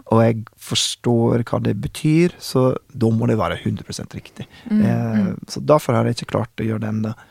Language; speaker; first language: Norwegian; non-native, fluent; English